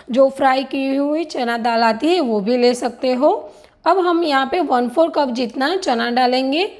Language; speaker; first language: Hindi; non-native, local second language; Gujarati